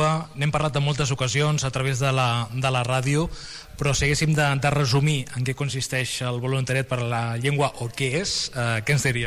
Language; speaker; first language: Catalan; native; Catalan